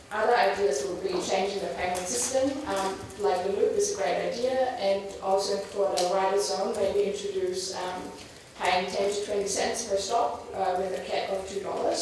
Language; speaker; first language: English; non-native, fluent; German